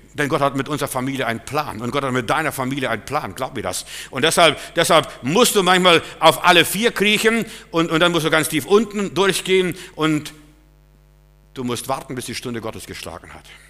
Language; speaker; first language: German; non-native, fluent; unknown